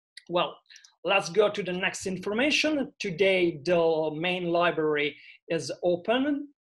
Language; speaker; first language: English; non-native, fluent; Italian